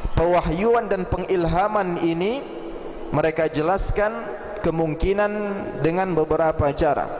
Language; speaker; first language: Malay; native; Malay